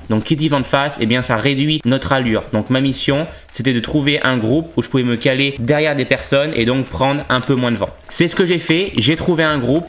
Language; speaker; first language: French; native; French